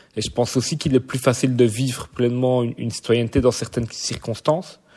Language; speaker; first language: French; native; French